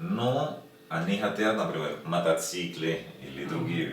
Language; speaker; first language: Russian; non-native, learner; Spanish